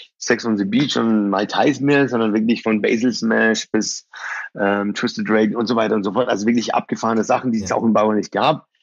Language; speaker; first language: German; early bilingual, other home language; Persian